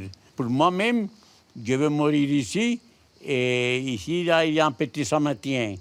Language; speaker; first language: French; non-native, learner; Spanish